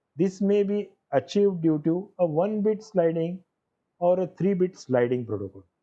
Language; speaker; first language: English; non-native, local second language; Marathi